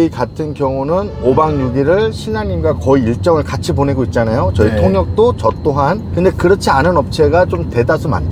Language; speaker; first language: Korean; native; Korean